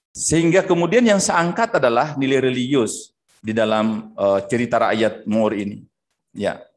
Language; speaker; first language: Indonesian; native; Indonesian